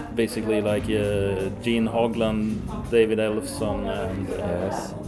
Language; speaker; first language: English; early bilingual, other home language; Swedish